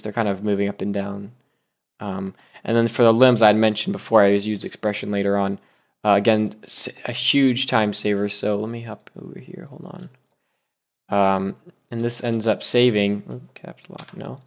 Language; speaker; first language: English; native; English